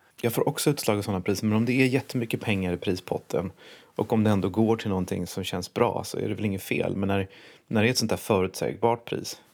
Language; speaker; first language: Swedish; native; Swedish